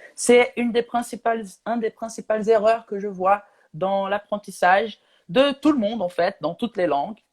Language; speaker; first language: French; non-native, fluent; Portuguese